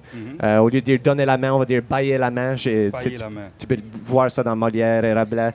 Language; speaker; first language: French; native; French